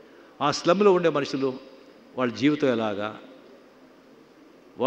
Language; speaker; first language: Telugu; non-native, local second language; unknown